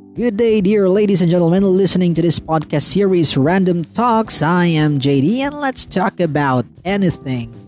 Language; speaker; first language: English; non-native, local second language; Filipino